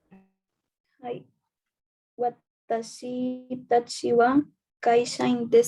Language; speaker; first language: Japanese; non-native, learner; Spanish